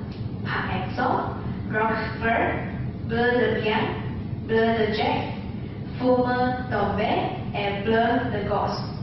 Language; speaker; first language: French; non-native, learner; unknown